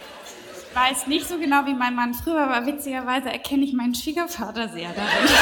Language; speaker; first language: German; native; German